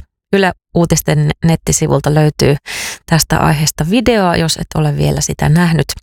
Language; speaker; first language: Finnish; native; Finnish